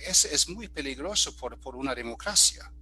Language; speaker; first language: Spanish; non-native, fluent; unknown